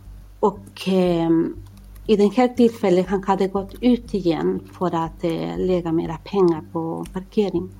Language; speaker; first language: Swedish; non-native, fluent; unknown